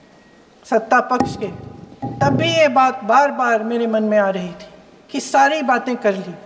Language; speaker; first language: Hindi; native; Hindi